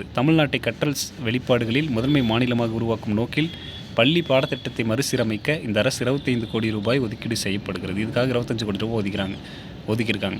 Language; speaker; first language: Tamil; native; Tamil